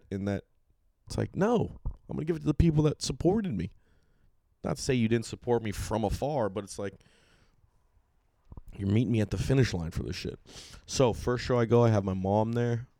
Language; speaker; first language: English; native; English